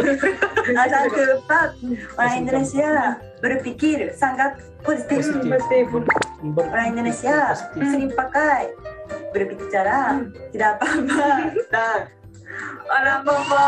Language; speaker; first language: Indonesian; non-native, learner; Japanese